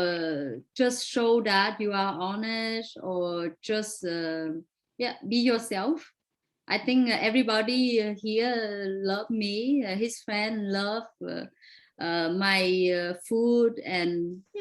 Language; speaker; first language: English; non-native, fluent; Vietnamese